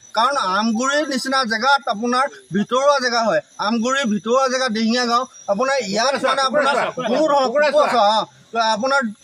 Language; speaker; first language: Assamese; native; Assamese